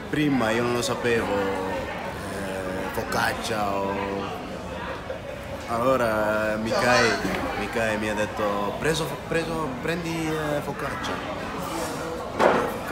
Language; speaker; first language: Italian; non-native, learner; Dutch